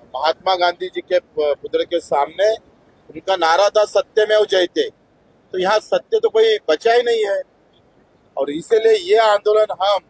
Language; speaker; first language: Hindi; non-native, local second language; Marathi